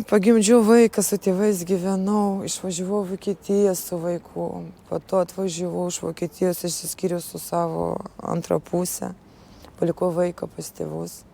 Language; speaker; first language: Lithuanian; early bilingual, other home language; Russian